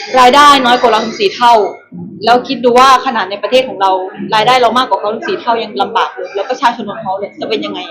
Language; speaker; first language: Thai; early bilingual, other home language; Khmer